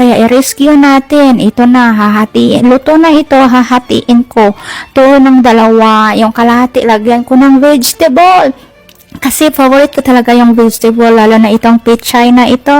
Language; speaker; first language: Filipino; non-native, local second language; Cebuano